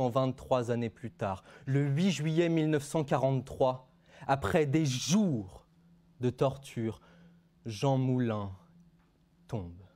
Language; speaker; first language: French; native; French